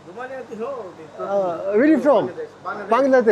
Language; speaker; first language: English; non-native, learner; Mongolian